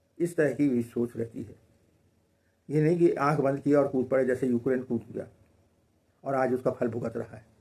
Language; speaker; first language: Hindi; native; Hindi